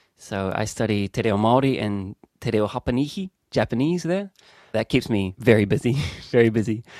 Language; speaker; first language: English; native; English